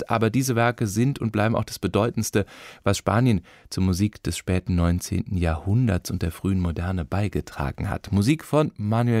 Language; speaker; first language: German; native; German